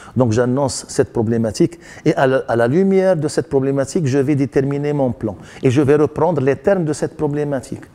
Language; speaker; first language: French; non-native, local second language; Arabic